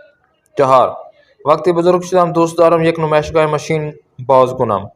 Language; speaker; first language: Persian; non-native, fluent; Urdu